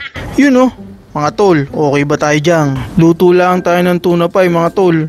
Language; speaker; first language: Filipino; native; Filipino